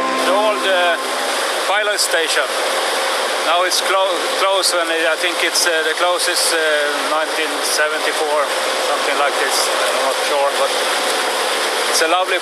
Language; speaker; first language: English; non-native, learner; Swedish